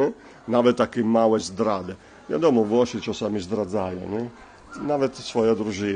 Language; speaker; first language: Polish; non-native, fluent; Italian